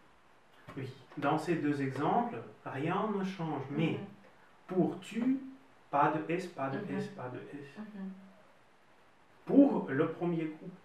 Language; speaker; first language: French; non-native, fluent; Russian